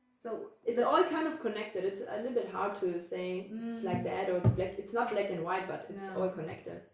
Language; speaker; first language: English; non-native, fluent; German